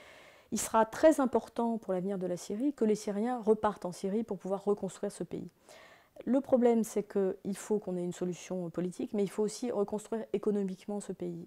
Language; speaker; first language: French; native; French